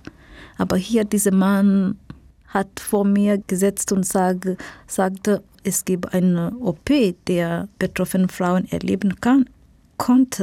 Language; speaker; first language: German; non-native, learner; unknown